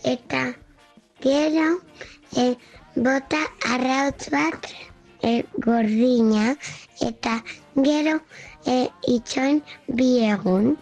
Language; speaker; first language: Basque; non-native, local second language; Spanish